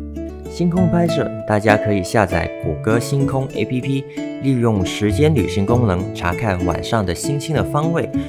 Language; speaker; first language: Chinese; non-native, local second language; Cantonese